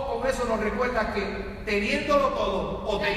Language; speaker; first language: Spanish; native; Spanish